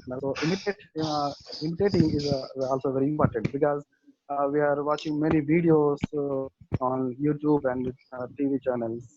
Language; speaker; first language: English; non-native, local second language; Telugu